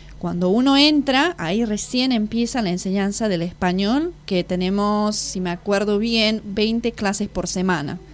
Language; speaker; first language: Spanish; non-native, fluent; Slovak